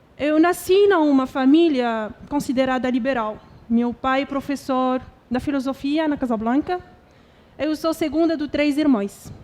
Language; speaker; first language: Portuguese; non-native, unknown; Arabic